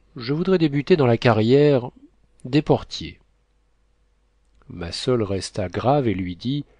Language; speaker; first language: French; native; French